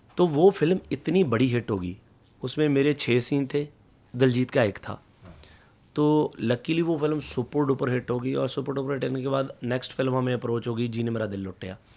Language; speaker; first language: Hindi; non-native, local second language; Punjabi